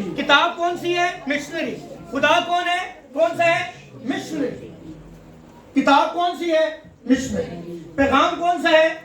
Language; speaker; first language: Urdu; non-native, local second language; Punjabi